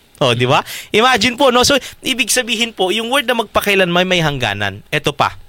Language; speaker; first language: Filipino; native; Filipino